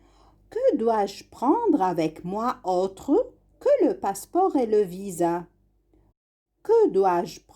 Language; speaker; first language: French; non-native, fluent; Arabic